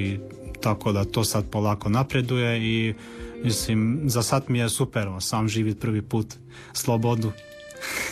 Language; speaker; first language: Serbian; early bilingual, heritage; Croatian